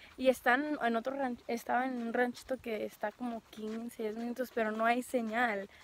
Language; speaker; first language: Spanish; early bilingual, heritage; Spanish